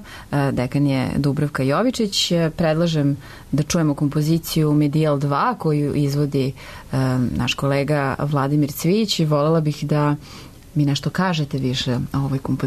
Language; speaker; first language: Serbian; native; Serbian